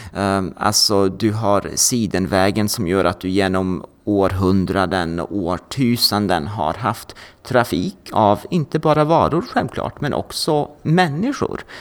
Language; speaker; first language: Swedish; non-native, fluent; Norwegian